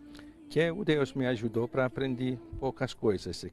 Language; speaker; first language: Portuguese; non-native, fluent; Arabic